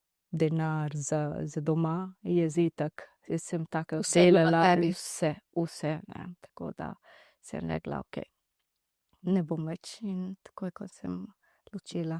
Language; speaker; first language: Slovenian; non-native, learner; Divehi